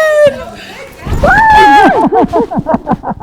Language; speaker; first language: Spanish; non-native, learner; English